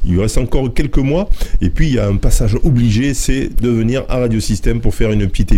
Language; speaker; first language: French; native; French